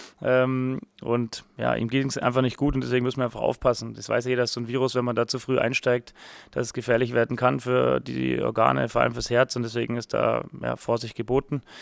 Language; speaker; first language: German; native; German